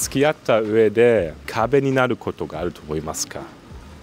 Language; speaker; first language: Japanese; non-native, fluent; German